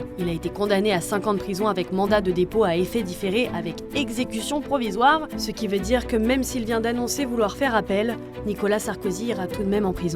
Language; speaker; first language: French; native; French